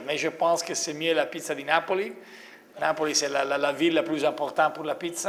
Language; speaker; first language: French; non-native, fluent; Italian